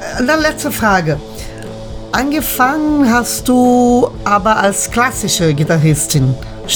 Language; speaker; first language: German; native; German